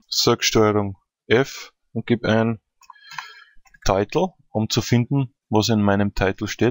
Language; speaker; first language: German; native; German